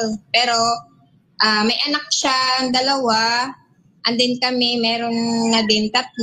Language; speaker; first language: Filipino; non-native, local second language; Aklanon